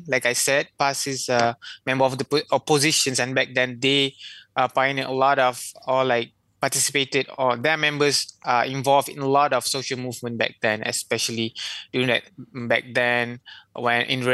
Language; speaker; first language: English; non-native, local second language; Malay